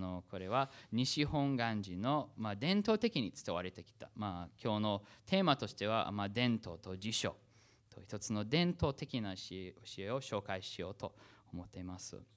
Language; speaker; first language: Japanese; non-native, fluent; English